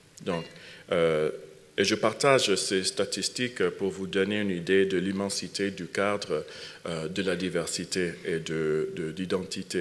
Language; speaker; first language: French; non-native, fluent; English